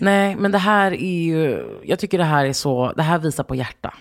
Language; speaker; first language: Swedish; native; Swedish